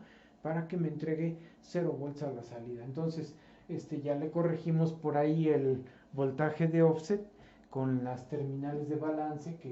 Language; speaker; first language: Spanish; native; Spanish